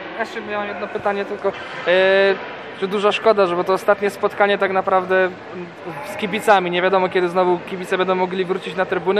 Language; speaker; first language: Polish; native; Polish